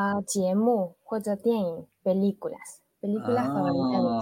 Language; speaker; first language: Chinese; native; Chinese